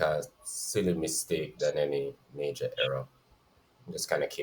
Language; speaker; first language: English; native; English